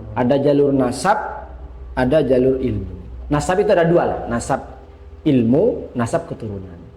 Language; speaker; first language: Indonesian; non-native, local second language; Madurese